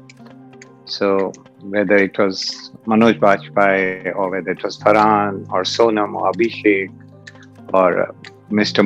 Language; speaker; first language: English; non-native, local second language; Hindi